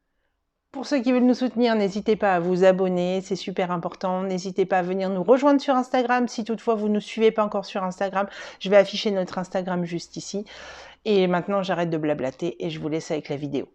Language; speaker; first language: French; native; French